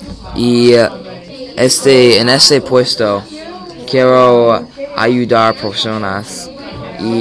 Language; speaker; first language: Spanish; non-native, learner; English